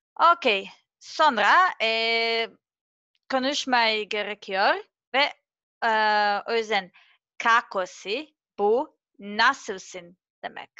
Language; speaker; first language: Turkish; non-native, learner; Serbian